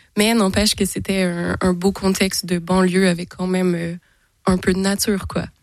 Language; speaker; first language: French; native; French